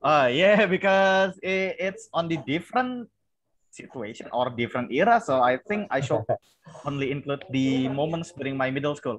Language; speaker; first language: English; non-native, fluent; Indonesian